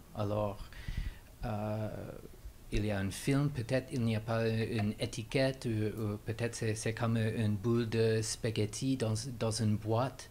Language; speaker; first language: French; non-native, fluent; English